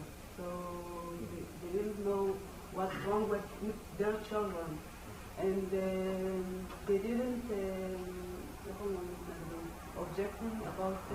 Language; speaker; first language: English; non-native, learner; Amharic